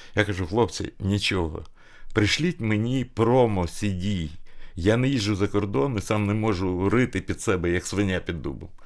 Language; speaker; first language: Ukrainian; native; Ukrainian